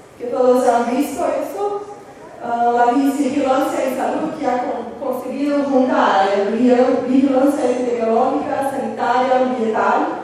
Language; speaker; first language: Spanish; non-native, learner; Portuguese